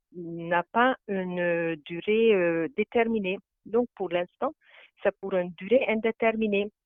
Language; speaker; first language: French; non-native, fluent; Hungarian